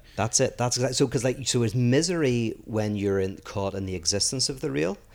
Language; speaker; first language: English; native; English